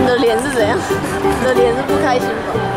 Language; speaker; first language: Chinese; native; Chinese